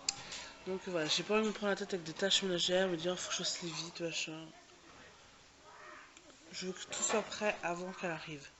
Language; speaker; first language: French; native; French